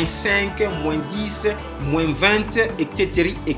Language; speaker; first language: French; non-native, fluent; Spanish